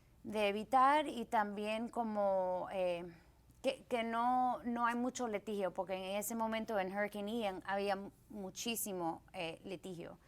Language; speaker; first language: Spanish; early bilingual, heritage; Spanish